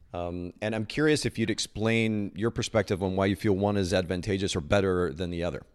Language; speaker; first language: English; native; English